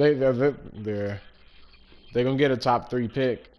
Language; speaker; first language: English; native; English